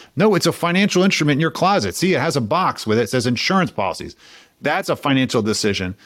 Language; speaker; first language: English; native; English